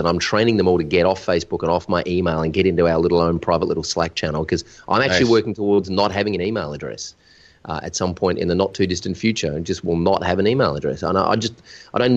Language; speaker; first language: English; native; English